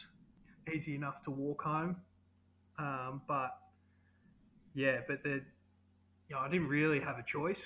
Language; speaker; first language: English; native; English